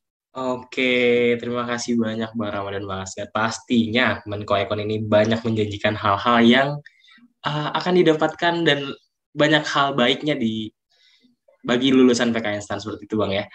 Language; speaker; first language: Indonesian; native; Indonesian